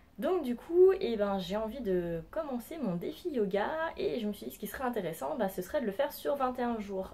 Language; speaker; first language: French; native; French